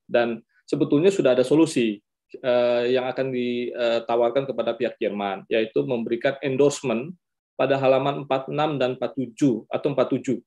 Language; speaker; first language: Indonesian; native; Indonesian